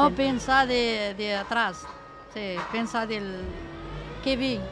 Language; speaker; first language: Spanish; non-native, learner; Arabic